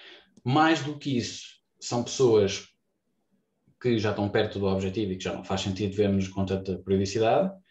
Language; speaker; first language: Portuguese; native; Portuguese